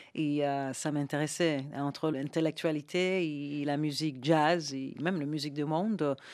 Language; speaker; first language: French; non-native, fluent; English